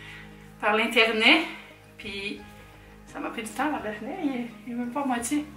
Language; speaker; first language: French; native; French